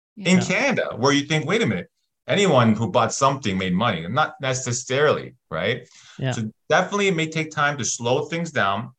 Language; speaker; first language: English; native; English